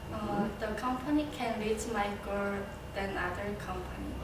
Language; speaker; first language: English; non-native, learner; Korean